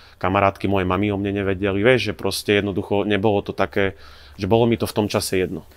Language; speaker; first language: Slovak; native; Slovak